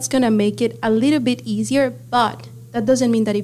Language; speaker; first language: English; non-native, fluent; Spanish